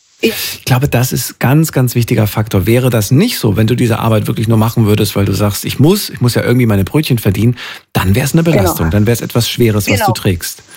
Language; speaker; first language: German; native; German